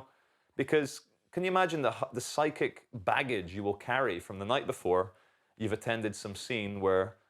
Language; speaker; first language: English; native; English